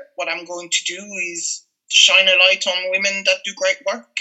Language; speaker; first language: English; non-native, fluent; French